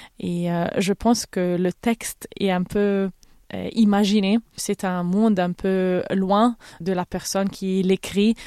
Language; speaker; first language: French; non-native, fluent; Arabic